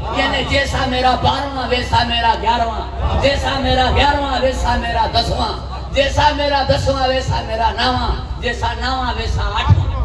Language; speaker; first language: Urdu; non-native, local second language; Sindhi